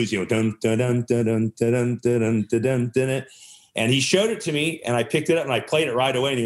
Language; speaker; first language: English; native; English